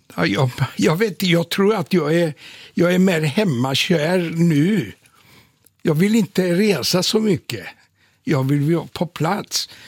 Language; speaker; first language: Swedish; non-native, fluent; Polish